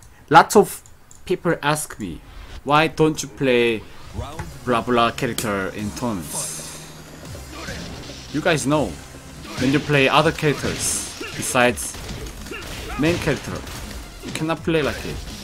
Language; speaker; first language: English; non-native, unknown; Korean